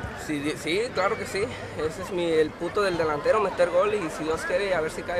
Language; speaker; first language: Spanish; native; Spanish